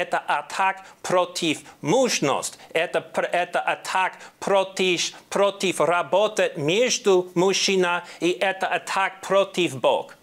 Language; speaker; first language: Russian; non-native, learner; English